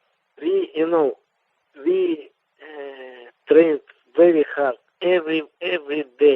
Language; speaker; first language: English; non-native, learner; Russian